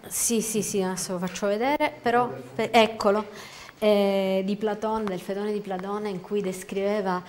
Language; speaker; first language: Italian; native; Italian